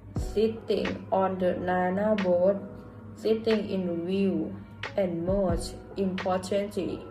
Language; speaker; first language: English; non-native, fluent; Thai